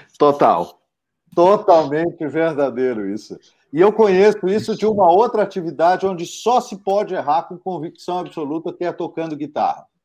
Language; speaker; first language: Portuguese; native; Portuguese